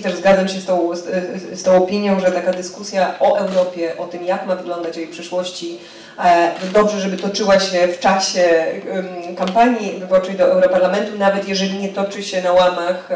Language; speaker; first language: Polish; native; Polish